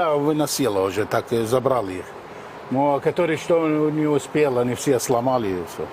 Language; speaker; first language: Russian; non-native, learner; Arabic